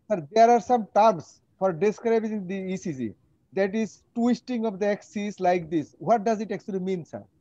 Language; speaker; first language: English; non-native, local second language; Bangla